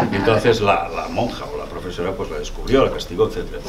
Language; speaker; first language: Spanish; non-native, local second language; Catalan